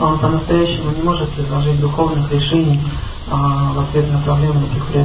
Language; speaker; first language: Russian; native; Russian